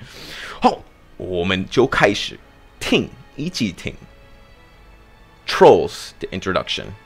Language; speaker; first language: Chinese; non-native, fluent; English